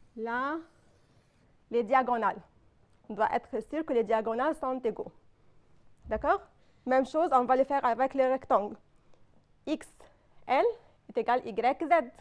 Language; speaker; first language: French; non-native, fluent; Arabic